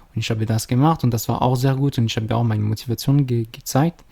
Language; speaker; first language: German; non-native, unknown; French